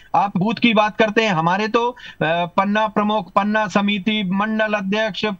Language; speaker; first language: Hindi; native; Hindi